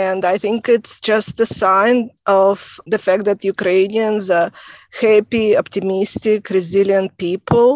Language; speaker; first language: English; non-native, fluent; Russian